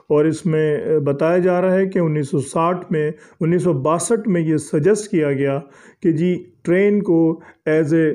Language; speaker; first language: Urdu; native; Urdu